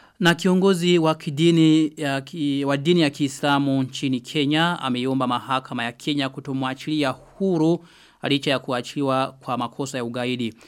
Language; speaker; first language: Swahili; non-native, local second language; Rundi